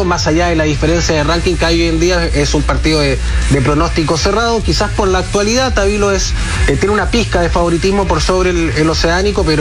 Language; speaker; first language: Spanish; native; Spanish